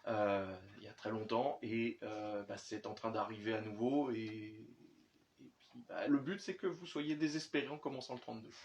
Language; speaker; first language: French; native; French